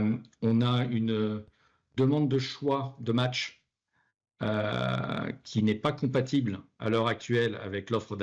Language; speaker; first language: French; native; French